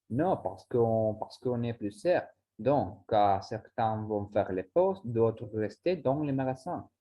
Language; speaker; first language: French; non-native, learner; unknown